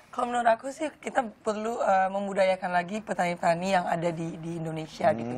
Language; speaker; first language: Indonesian; native; Indonesian